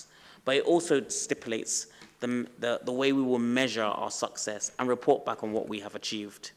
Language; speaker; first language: English; native; English